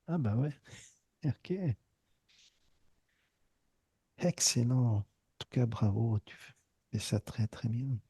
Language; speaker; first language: French; native; French